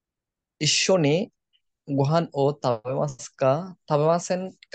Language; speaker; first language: Japanese; non-native, learner; Bangla